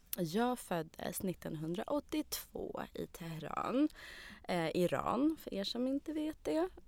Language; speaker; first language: Swedish; early bilingual, other home language; Arabic